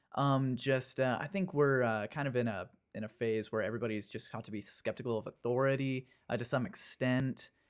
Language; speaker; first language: English; native; English